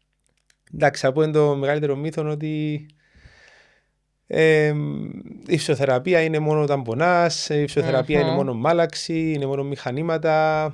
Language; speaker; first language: Greek; native; Greek